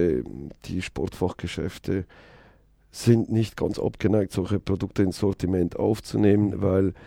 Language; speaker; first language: German; native; German